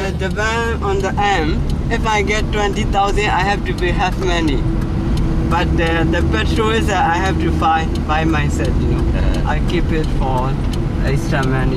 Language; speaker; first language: English; non-native, learner; Burmese